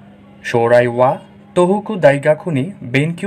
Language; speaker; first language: Japanese; non-native, learner; Bangla